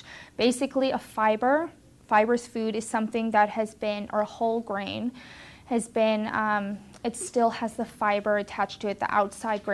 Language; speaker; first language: English; native; English